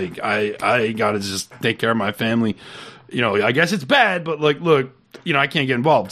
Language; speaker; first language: English; native; English